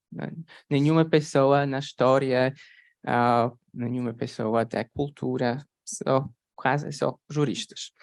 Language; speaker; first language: Portuguese; non-native, fluent; Polish